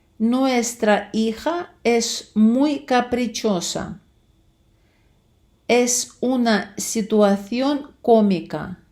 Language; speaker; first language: Spanish; non-native, fluent; Ukrainian